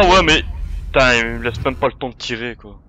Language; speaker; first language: French; native; French